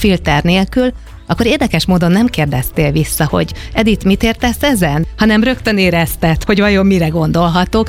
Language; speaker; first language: Hungarian; native; Hungarian